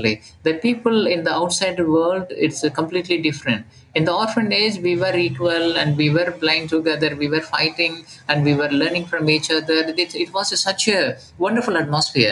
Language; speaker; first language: English; non-native, local second language; Tamil